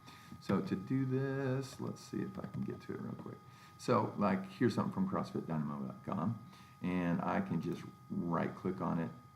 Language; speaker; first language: English; native; English